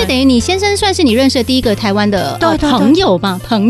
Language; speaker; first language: Chinese; native; Chinese